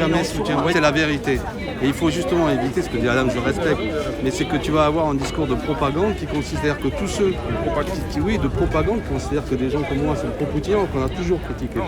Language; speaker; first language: French; native; French